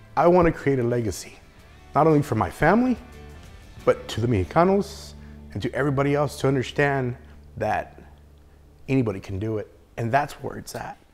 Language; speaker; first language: English; native; English